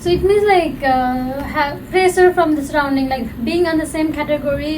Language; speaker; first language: English; non-native, fluent; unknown